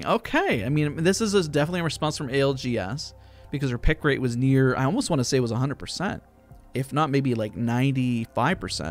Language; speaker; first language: English; native; English